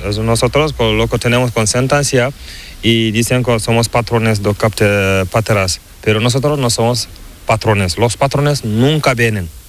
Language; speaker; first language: Spanish; non-native, learner; Fula